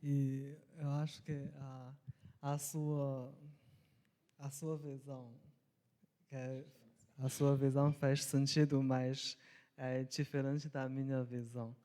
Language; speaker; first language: Portuguese; non-native, local second language; Chinese